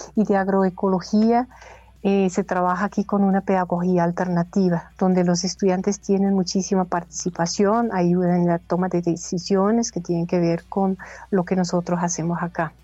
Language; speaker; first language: Spanish; non-native, fluent; German